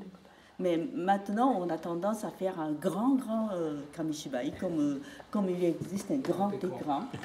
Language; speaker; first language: French; non-native, fluent; Japanese